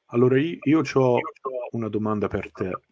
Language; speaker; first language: Italian; early bilingual, heritage; English